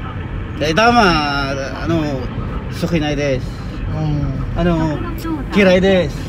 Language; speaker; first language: Japanese; non-native, learner; Filipino